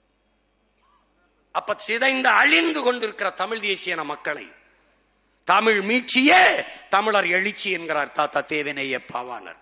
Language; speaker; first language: Tamil; native; Tamil